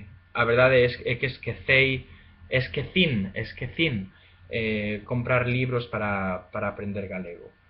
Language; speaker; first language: Portuguese; non-native, fluent; Spanish